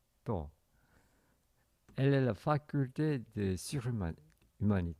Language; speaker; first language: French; non-native, fluent; Korean